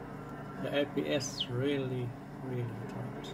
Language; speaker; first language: English; non-native, fluent; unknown